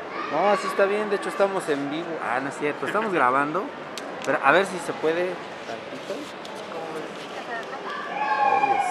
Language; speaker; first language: Spanish; native; Spanish